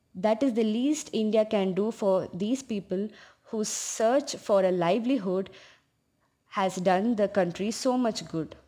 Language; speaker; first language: English; non-native, local second language; Tamil